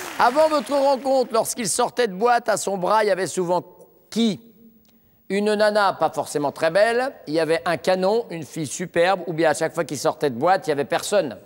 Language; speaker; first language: French; native; French